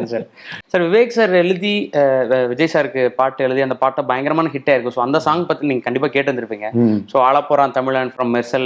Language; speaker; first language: Tamil; native; Tamil